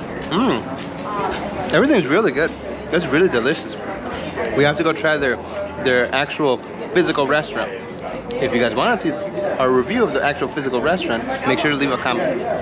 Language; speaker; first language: English; native; English